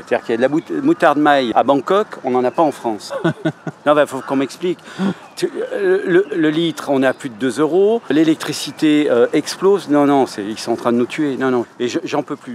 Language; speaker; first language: French; native; French